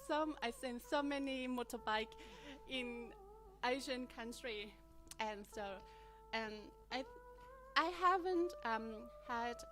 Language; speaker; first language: English; non-native, learner; Vietnamese